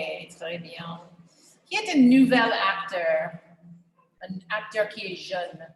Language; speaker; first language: French; non-native, fluent; English